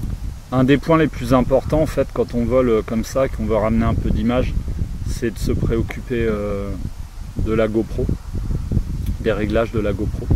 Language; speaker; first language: French; native; French